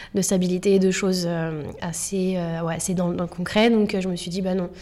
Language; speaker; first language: French; native; French